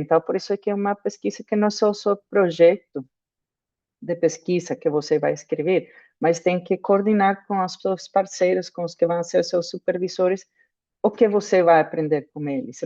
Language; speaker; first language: Portuguese; non-native, fluent; Spanish